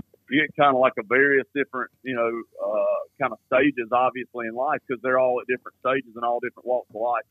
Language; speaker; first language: English; native; English